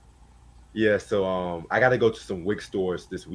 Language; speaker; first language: English; native; English